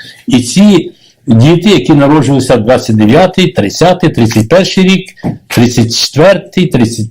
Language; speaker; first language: Ukrainian; native; Ukrainian